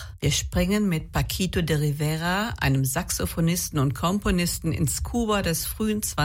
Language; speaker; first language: German; native; German